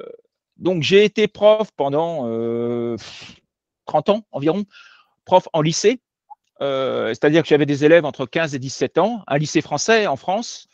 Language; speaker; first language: French; native; French